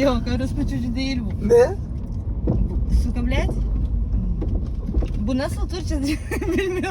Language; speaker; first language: Turkish; non-native, learner; Russian